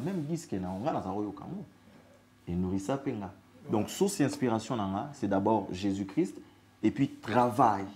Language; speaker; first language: French; non-native, local second language; Lingala